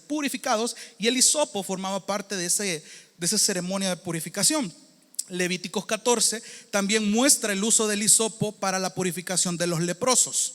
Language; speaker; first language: Spanish; native; Spanish